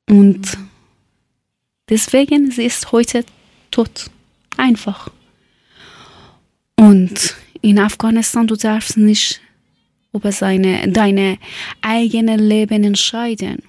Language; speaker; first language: German; non-native, learner; Persian